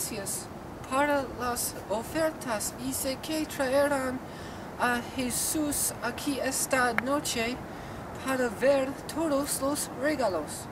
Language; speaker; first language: Spanish; non-native, learner; English